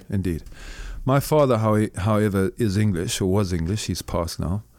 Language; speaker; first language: English; native; English